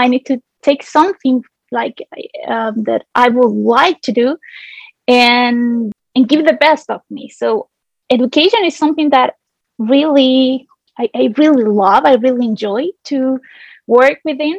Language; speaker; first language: English; non-native, fluent; Spanish